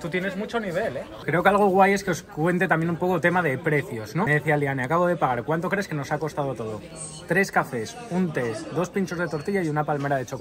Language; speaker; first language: Spanish; native; Spanish